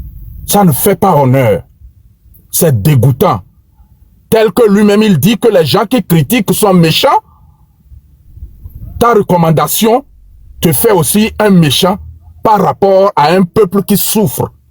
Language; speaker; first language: French; non-native, local second language; Ewe